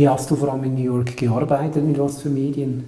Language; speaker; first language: German; native; German